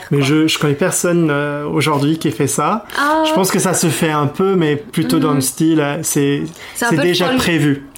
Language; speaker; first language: French; non-native, fluent; English